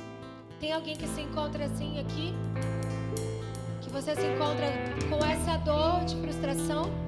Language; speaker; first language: Portuguese; native; Portuguese